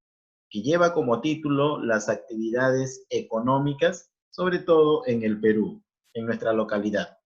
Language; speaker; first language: Spanish; native; Spanish